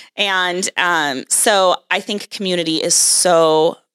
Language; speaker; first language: English; native; English